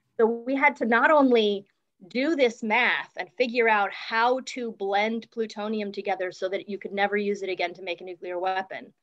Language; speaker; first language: English; native; English